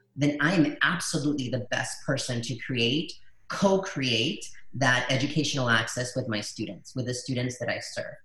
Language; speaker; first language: English; early bilingual, other home language; Spanish